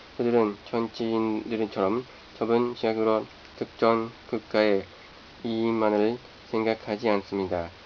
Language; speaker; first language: Korean; non-native, fluent; Japanese